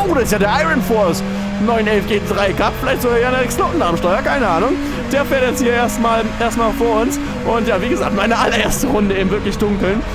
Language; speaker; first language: German; native; German